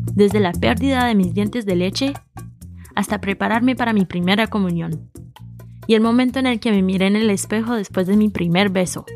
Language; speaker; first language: Spanish; early bilingual, heritage; Spanish